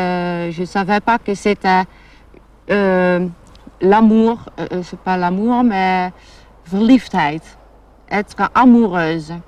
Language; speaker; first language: French; non-native, fluent; German